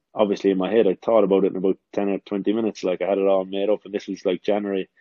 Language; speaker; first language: English; native; English